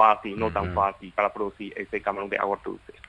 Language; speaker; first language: Spanish; non-native, learner; Chinese